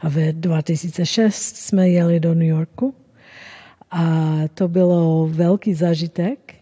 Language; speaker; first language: Czech; non-native, fluent; English